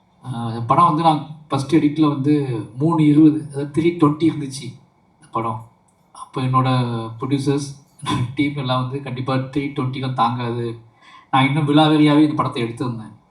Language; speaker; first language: Tamil; native; Tamil